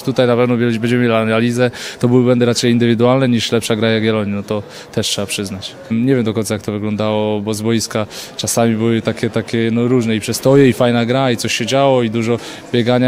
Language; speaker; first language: Polish; native; Polish